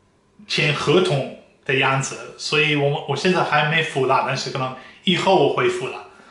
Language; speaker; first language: Chinese; non-native, fluent; Dutch